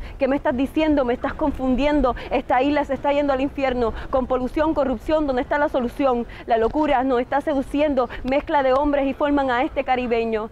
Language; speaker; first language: Spanish; native; Spanish